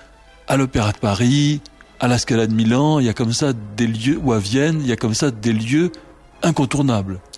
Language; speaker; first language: French; native; French